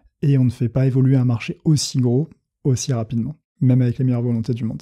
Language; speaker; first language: French; native; French